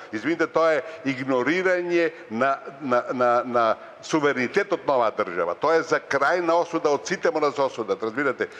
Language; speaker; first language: Macedonian; native; Macedonian